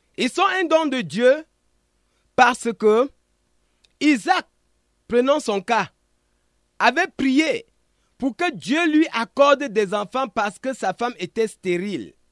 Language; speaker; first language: French; non-native, local second language; Ghomala